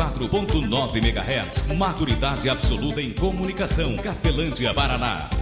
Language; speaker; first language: Portuguese; native; Portuguese